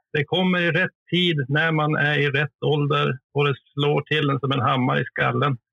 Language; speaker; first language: Swedish; native; Swedish